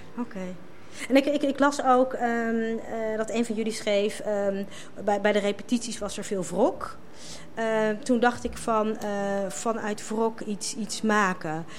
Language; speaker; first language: Dutch; native; Dutch